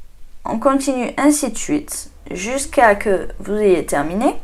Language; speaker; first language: French; native; French